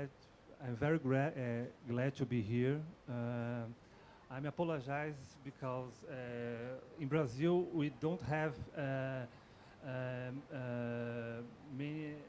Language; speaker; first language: English; non-native, learner; Portuguese